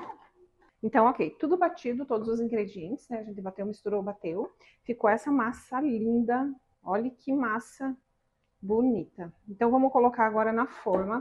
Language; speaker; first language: Portuguese; native; Portuguese